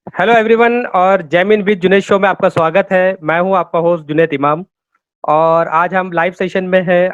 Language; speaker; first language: Hindi; native; Hindi